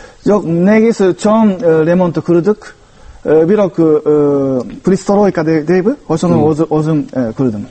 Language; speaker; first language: Kyrgyz; non-native, learner; Japanese